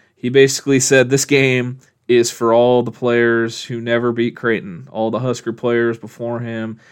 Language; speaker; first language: English; native; English